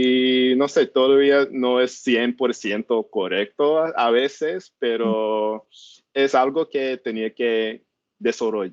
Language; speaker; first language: Spanish; non-native, learner; English